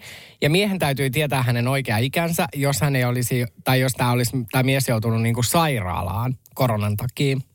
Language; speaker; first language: Finnish; native; Finnish